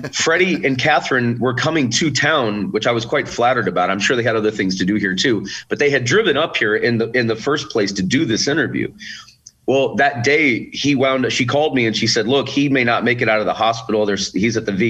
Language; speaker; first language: English; native; English